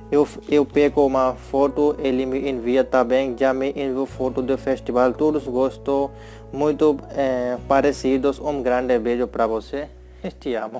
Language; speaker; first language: Portuguese; non-native, learner; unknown